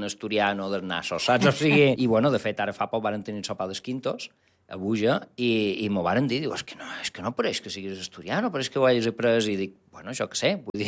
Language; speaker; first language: Catalan; non-native, local second language; Spanish